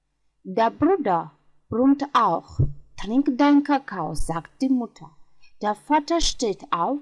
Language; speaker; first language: German; non-native, fluent; Georgian